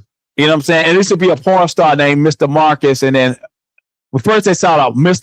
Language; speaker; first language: English; native; English